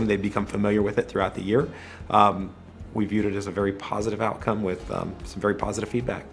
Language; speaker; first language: English; native; English